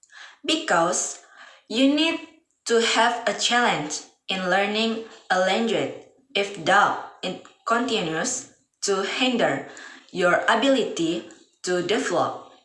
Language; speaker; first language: English; non-native, learner; Indonesian